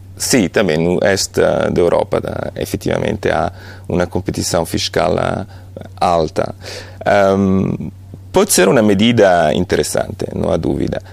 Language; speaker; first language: Portuguese; non-native, fluent; Italian